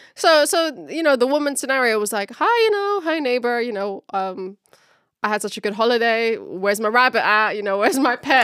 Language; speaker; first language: English; early bilingual, other home language; Filipino